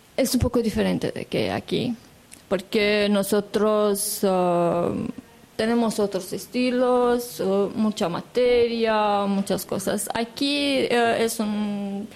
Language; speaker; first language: Spanish; non-native, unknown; Romanian